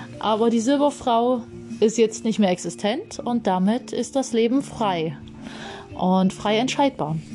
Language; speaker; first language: German; native; German